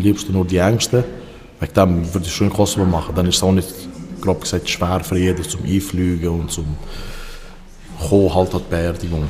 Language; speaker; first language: German; early bilingual, other home language; Albanian